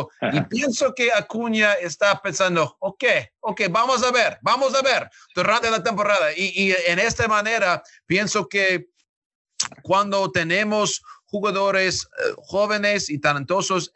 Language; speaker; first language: Spanish; non-native, learner; English